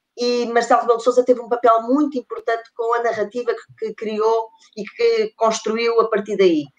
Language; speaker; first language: Portuguese; native; Portuguese